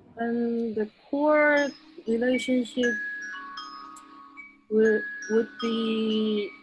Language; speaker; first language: English; non-native, learner; Korean